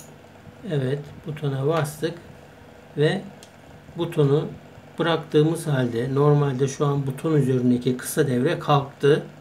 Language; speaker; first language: Turkish; native; Turkish